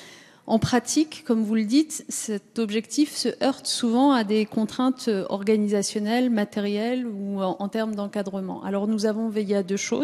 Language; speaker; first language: French; native; French